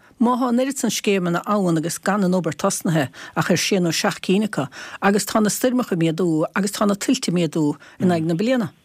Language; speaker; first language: Irish; native; Irish